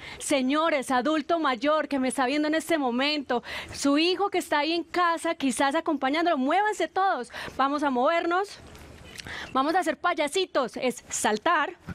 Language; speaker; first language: Spanish; native; Spanish